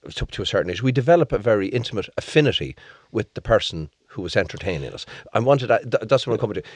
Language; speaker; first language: English; native; English